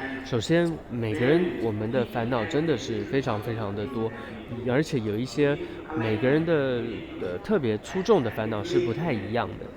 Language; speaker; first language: Chinese; native; Chinese